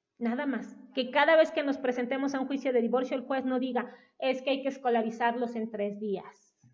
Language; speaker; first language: Spanish; native; Spanish